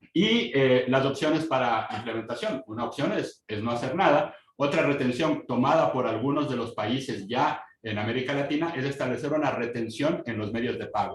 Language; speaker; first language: Spanish; native; Spanish